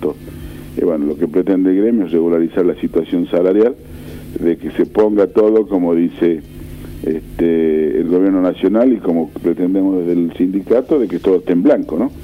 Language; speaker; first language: Spanish; native; Spanish